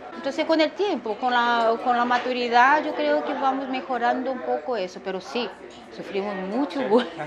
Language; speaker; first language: Spanish; non-native, fluent; Korean